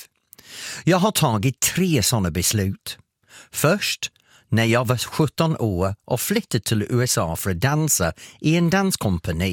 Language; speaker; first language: Swedish; non-native, fluent; English